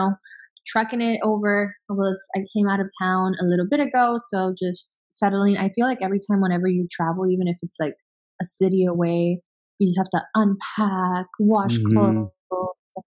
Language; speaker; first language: English; early bilingual, other home language; Spanish